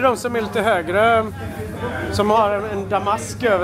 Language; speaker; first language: Swedish; native; Swedish